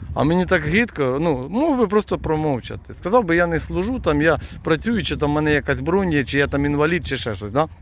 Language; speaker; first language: Ukrainian; non-native, local second language; Russian